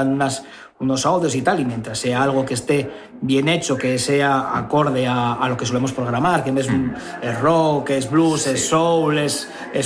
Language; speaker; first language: Spanish; native; Spanish